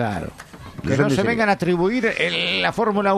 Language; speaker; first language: Spanish; native; Spanish